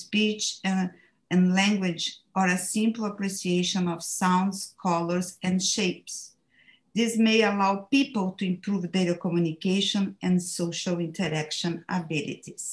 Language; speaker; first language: English; non-native, fluent; Portuguese